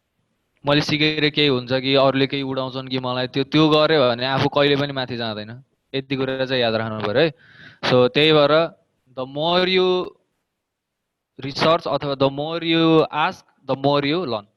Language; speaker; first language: Nepali; native; Nepali